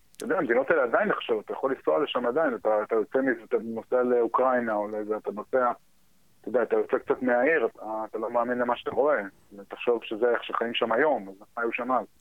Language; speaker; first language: Hebrew; early bilingual, heritage; Hebrew